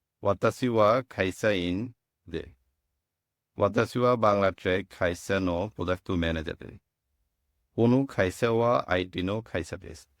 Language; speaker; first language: Japanese; non-native, learner; Bangla